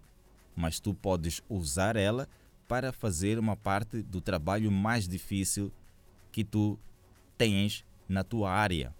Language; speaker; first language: Portuguese; native; Portuguese